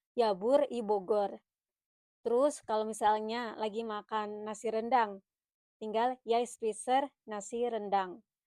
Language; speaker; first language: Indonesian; native; Indonesian